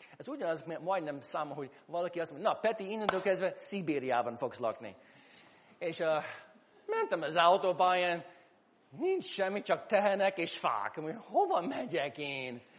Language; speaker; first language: Hungarian; non-native, fluent; English